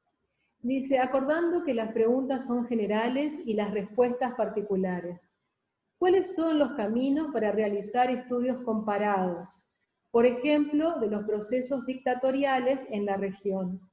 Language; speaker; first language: Spanish; native; Spanish